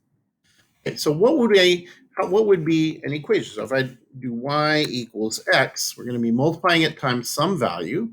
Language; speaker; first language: English; native; English